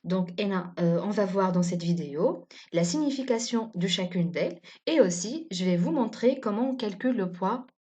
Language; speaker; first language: French; non-native, local second language; Arabic